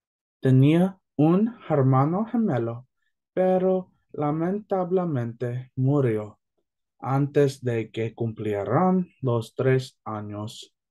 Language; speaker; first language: Spanish; non-native, learner; English